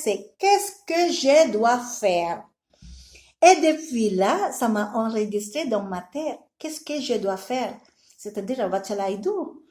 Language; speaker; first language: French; non-native, learner; Filipino